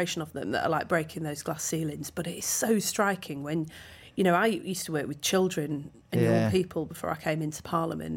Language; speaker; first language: English; native; English